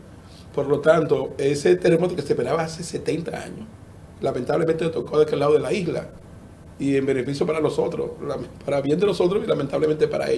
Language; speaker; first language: Spanish; native; Spanish